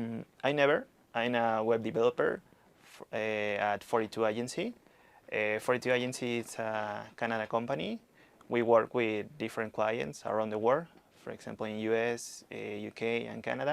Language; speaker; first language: English; non-native, learner; Spanish